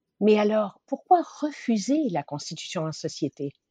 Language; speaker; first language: French; native; French